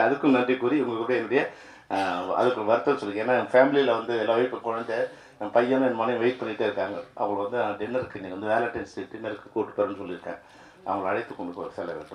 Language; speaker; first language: Tamil; native; Tamil